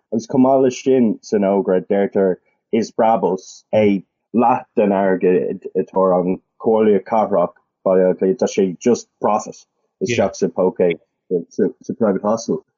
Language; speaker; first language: Irish; non-native, local second language; English